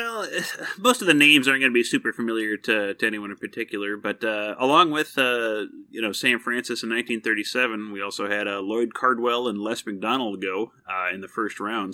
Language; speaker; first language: English; native; English